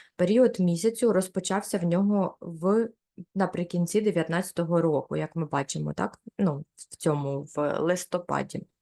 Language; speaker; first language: Ukrainian; non-native, local second language; Russian